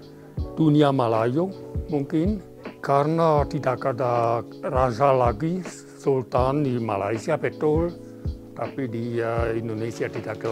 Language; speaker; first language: Indonesian; non-native, fluent; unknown